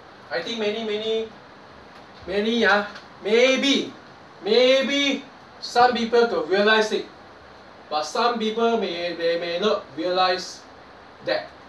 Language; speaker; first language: English; non-native, local second language; Chinese